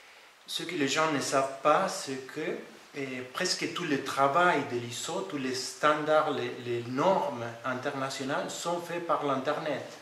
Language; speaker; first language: French; non-native, fluent; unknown